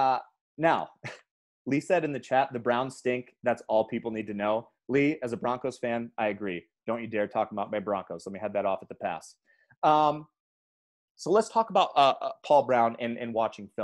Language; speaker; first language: English; native; English